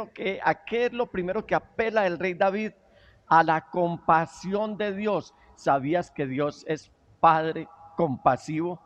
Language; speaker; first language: Spanish; native; Spanish